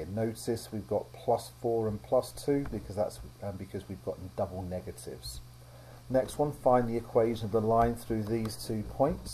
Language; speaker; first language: English; native; English